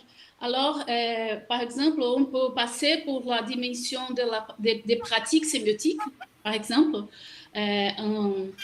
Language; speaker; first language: French; non-native, learner; Portuguese